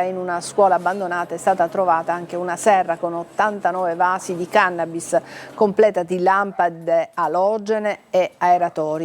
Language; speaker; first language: Italian; native; Italian